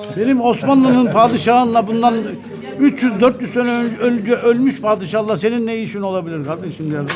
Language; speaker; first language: Turkish; native; Turkish